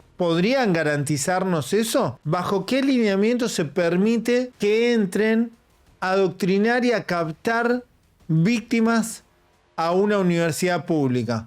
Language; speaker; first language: Spanish; native; Spanish